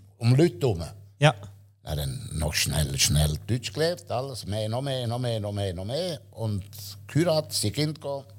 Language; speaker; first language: German; non-native, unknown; Italian